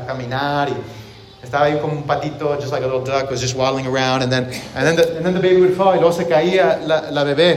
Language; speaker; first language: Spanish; early bilingual, heritage; Spanish